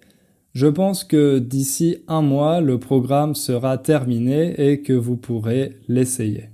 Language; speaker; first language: French; native; French